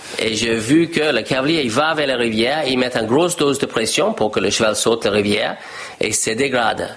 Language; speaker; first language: French; non-native, fluent; English